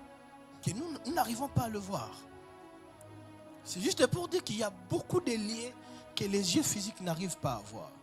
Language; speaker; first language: French; non-native, local second language; Lingala